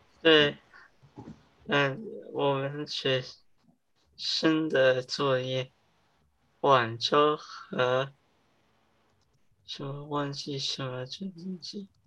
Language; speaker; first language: Chinese; early bilingual, heritage; English